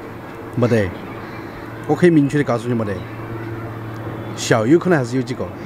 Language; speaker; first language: Chinese; native; Chinese